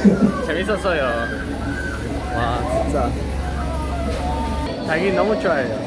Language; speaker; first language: Korean; non-native, learner; Spanish